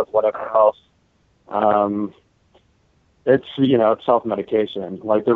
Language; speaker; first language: English; native; English